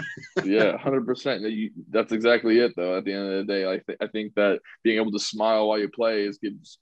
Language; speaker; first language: English; native; English